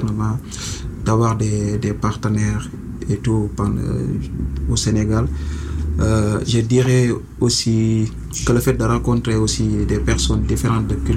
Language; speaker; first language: French; non-native, local second language; Wolof